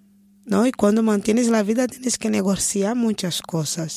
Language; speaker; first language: Spanish; non-native, fluent; Portuguese